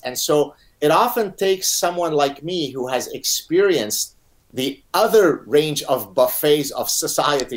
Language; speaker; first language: English; non-native, fluent; Arabic